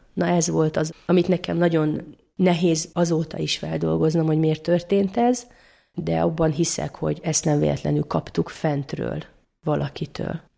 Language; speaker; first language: Hungarian; native; Hungarian